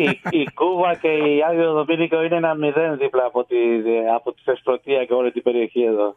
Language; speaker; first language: Greek; non-native, fluent; Spanish